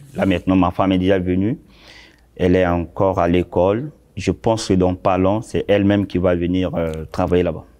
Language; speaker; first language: French; non-native, local second language; Sango